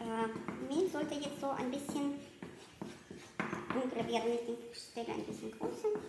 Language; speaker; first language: German; non-native, fluent; Russian